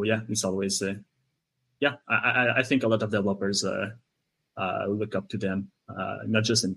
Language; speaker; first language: English; non-native, fluent; French